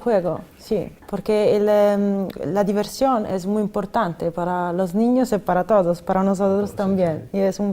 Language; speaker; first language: Spanish; non-native, fluent; Italian